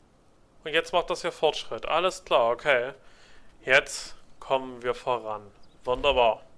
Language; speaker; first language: German; native; German